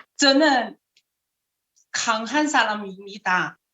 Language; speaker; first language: Korean; non-native, learner; Chinese